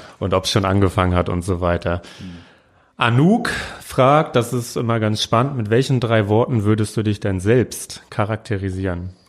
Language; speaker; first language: German; native; German